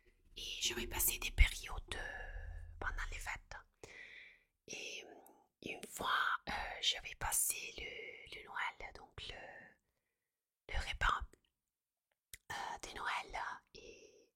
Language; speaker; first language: French; non-native, fluent; Italian